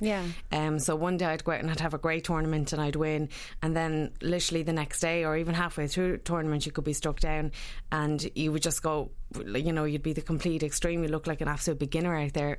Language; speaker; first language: English; native; English